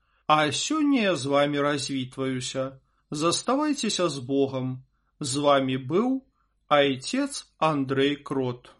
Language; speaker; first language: Belarusian; native; Belarusian